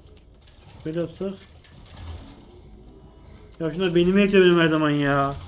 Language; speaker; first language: Turkish; native; Turkish